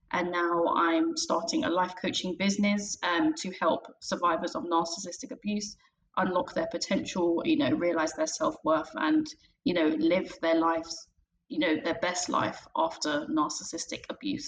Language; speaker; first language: English; native; English